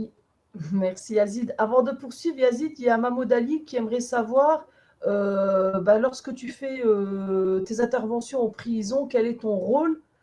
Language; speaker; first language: French; native; French